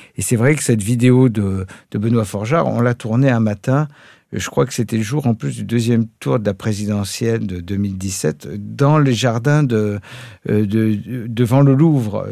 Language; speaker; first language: French; native; French